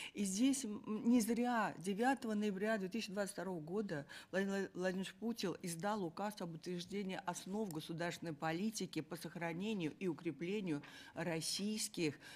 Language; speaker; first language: Russian; native; Russian